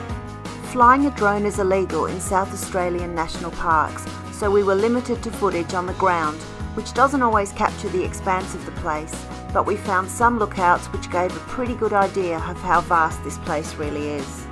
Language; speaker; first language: English; native; English